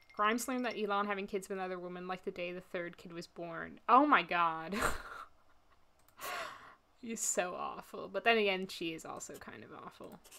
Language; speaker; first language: English; native; English